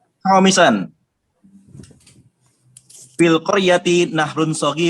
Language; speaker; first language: Arabic; non-native, learner; Indonesian